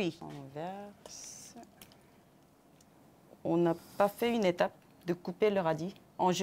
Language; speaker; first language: French; non-native, fluent; Korean